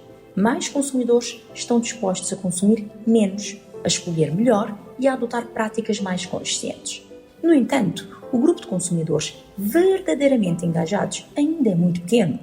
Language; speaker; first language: Portuguese; non-native, local second language; Kabuverdianu